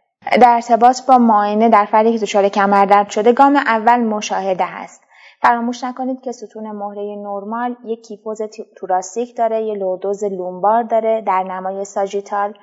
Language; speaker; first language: Persian; native; Persian